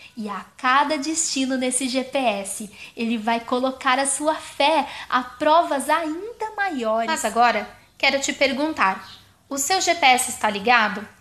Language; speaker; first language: Portuguese; non-native, fluent; German